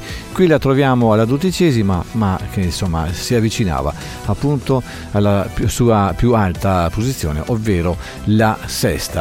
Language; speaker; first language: Italian; native; Italian